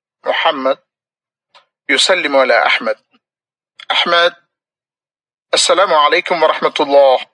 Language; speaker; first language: Arabic; non-native, fluent; Malayalam